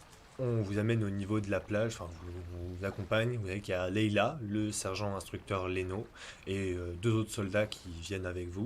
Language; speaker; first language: French; native; French